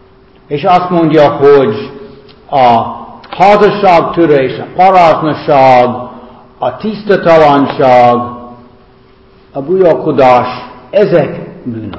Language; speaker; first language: Hungarian; non-native, fluent; English